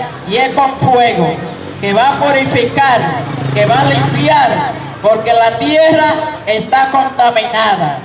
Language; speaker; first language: Spanish; native; Spanish